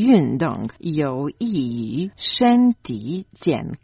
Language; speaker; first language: Chinese; non-native, learner; Croatian